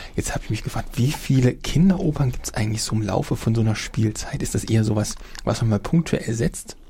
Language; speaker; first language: German; native; German